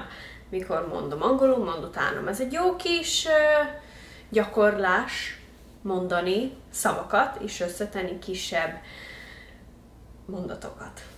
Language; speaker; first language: Hungarian; early bilingual, heritage; Hungarian